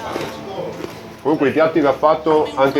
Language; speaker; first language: Italian; native; Italian